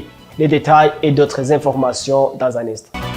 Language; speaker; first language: French; non-native, local second language; Rundi